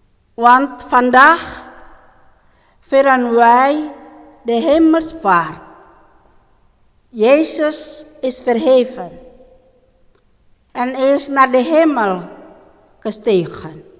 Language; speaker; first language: Dutch; non-native, learner; Indonesian